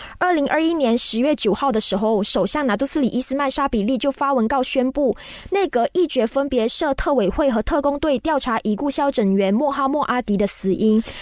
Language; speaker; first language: Chinese; native; Chinese